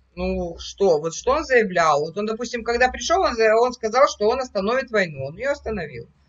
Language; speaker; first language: Russian; native; Russian